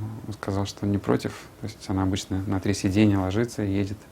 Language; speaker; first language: Russian; native; Russian